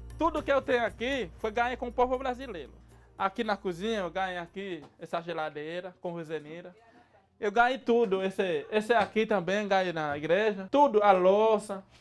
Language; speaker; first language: Portuguese; non-native, learner; Haitian Creole